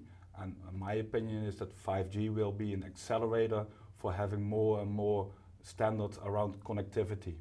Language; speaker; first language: English; non-native, fluent; Dutch